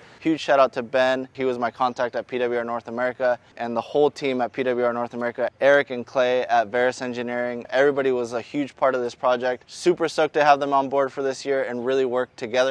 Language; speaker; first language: English; native; English